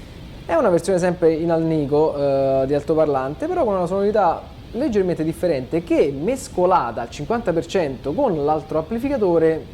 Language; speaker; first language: Italian; native; Italian